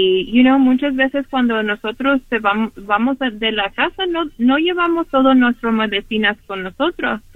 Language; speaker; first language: Spanish; early bilingual, heritage; Spanish